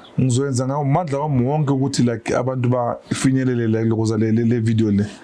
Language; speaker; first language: Zulu; native; Zulu